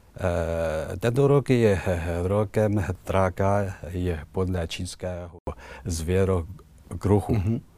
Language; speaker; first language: Czech; non-native, fluent; Chinese